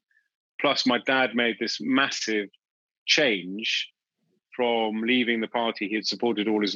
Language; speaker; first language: English; native; English